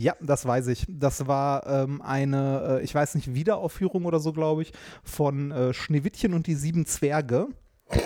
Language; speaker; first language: German; native; German